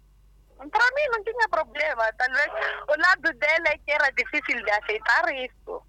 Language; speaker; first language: Portuguese; non-native, local second language; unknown